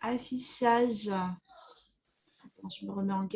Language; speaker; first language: French; native; French